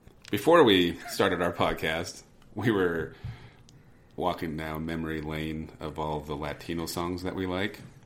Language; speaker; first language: English; native; English